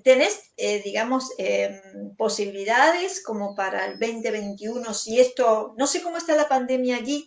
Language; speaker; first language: Spanish; native; Spanish